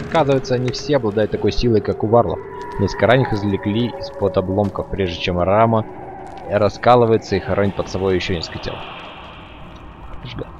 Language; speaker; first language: Russian; native; Russian